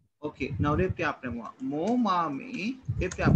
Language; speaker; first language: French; non-native, learner; Hindi